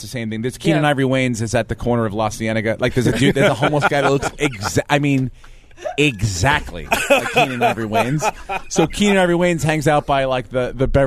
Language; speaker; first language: English; native; English